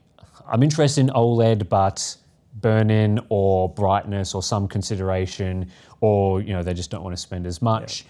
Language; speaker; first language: English; native; English